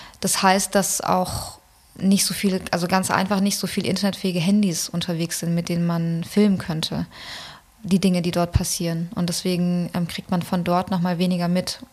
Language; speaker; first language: German; early bilingual, other home language; Persian